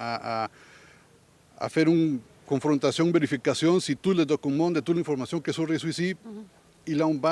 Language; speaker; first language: French; non-native, learner; Spanish